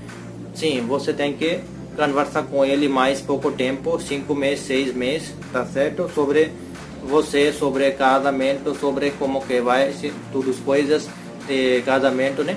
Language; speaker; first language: Portuguese; non-native, learner; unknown